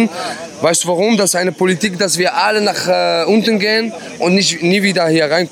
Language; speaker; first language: German; non-native, fluent; Arabic